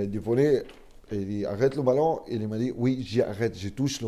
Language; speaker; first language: French; non-native, learner; Arabic